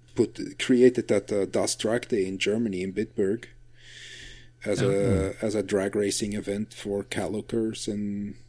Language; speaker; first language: English; non-native, fluent; Dutch